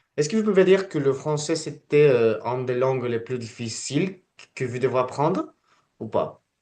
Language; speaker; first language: French; non-native, fluent; Spanish